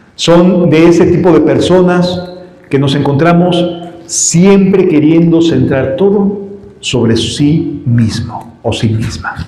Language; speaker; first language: Spanish; native; Spanish